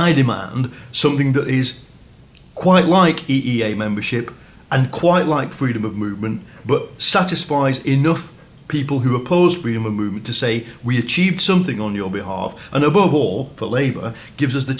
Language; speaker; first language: English; native; English